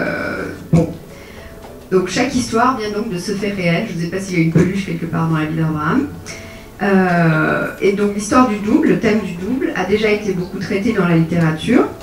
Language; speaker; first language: French; native; French